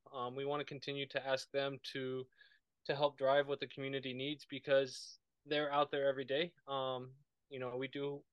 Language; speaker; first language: Spanish; non-native, learner; English